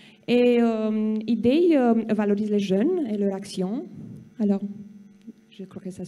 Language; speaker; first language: French; non-native, learner; Romanian